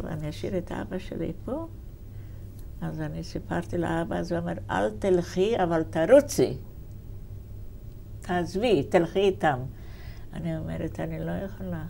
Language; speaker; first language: Hebrew; non-native, fluent; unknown